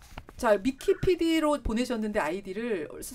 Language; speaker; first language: Korean; native; Korean